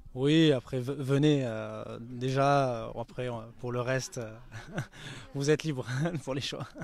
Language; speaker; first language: French; native; French